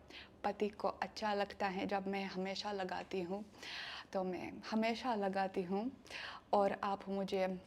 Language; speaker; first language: Hindi; non-native, learner; Russian